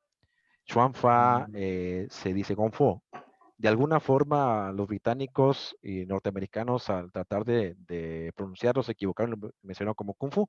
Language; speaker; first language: Spanish; native; Spanish